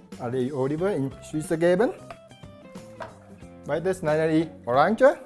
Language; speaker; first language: German; non-native, learner; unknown